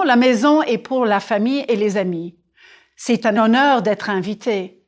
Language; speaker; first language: French; non-native, fluent; English